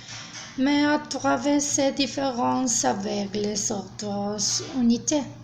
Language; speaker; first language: French; non-native, learner; Spanish